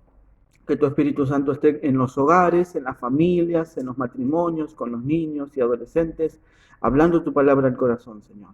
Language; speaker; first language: Spanish; native; Spanish